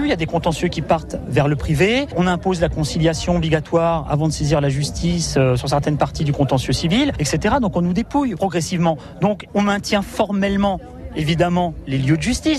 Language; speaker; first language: French; native; French